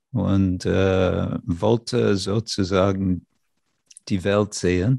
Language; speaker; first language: German; non-native, fluent; English